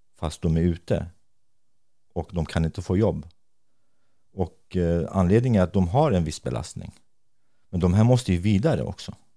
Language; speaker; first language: Swedish; non-native, fluent; Kurdish